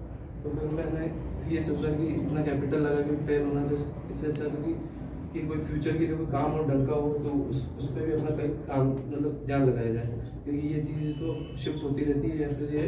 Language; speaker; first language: Hindi; native; Hindi